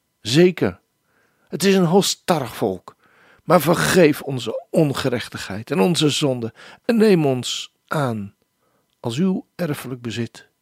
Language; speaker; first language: Dutch; native; Dutch